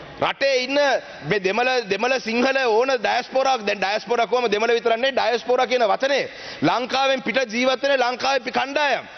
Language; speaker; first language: Sinhala; non-native, local second language; Tamil